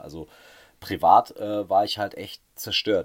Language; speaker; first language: German; native; German